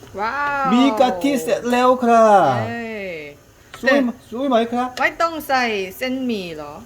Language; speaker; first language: Thai; non-native, learner; Korean